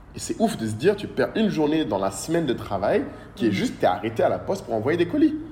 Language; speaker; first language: French; non-native, local second language; Bambara